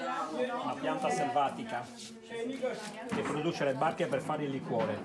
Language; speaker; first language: Italian; native; Italian